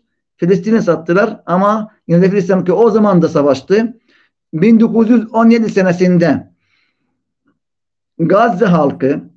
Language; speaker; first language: Turkish; non-native, fluent; Arabic